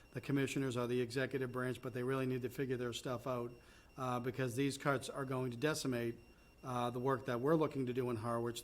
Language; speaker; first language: English; native; English